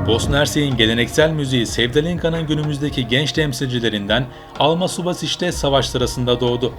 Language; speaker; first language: Turkish; native; Turkish